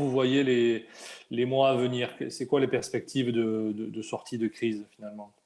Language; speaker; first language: French; native; French